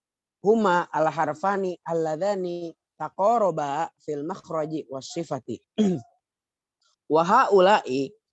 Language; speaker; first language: Arabic; non-native, learner; Indonesian